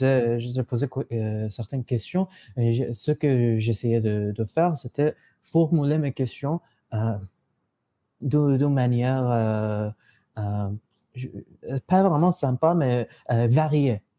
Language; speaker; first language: French; non-native, fluent; English